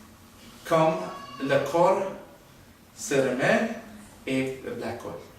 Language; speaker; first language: French; non-native, learner; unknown